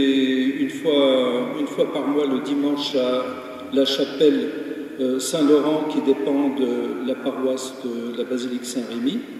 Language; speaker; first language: French; early bilingual, other home language; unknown